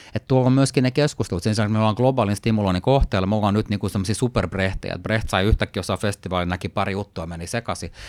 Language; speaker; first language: Finnish; early bilingual, heritage; Finnish